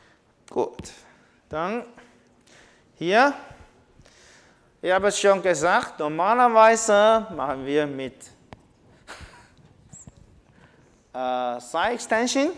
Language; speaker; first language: German; non-native, learner; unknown